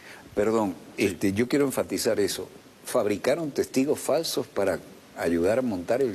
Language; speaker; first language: Spanish; native; Spanish